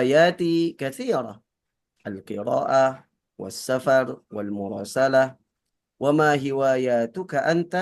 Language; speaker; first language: Arabic; non-native, fluent; Indonesian